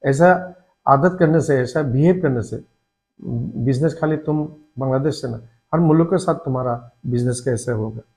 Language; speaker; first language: Hindi; non-native, learner; Bangla